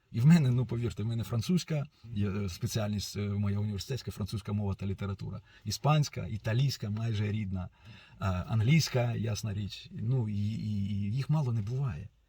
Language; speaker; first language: Ukrainian; non-native, local second language; Russian